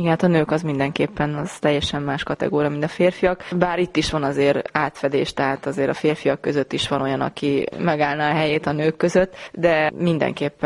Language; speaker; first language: Hungarian; native; Hungarian